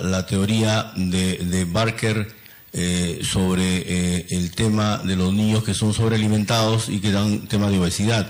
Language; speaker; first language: Spanish; native; Spanish